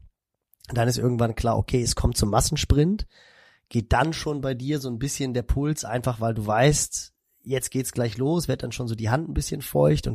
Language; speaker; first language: German; native; German